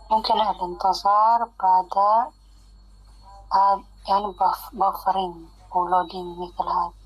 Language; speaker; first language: Arabic; non-native, fluent; Indonesian